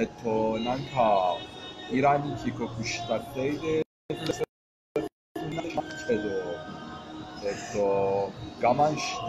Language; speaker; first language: Japanese; non-native, fluent; Persian